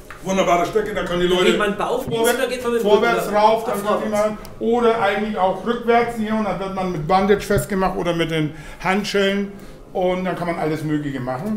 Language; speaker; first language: German; native; German